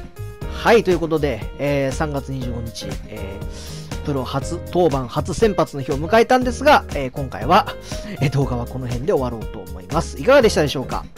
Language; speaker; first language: Japanese; native; Japanese